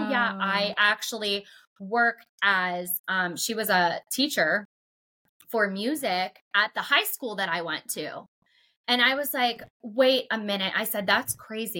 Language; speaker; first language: English; native; English